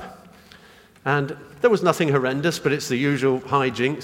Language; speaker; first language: English; native; English